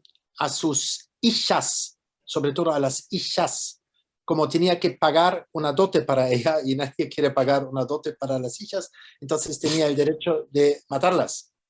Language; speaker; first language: Spanish; non-native, fluent; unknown